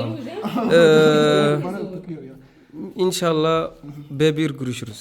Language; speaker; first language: Turkish; non-native, learner; Arabic